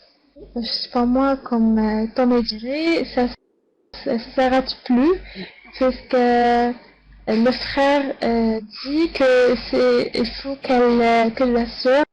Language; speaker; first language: French; non-native, learner; Arabic